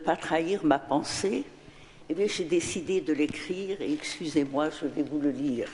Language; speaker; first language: French; non-native, local second language; Arabic